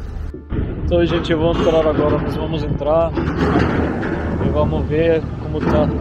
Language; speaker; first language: Portuguese; non-native, fluent; Arabic